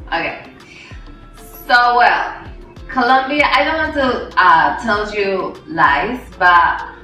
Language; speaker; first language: English; non-native, learner; Spanish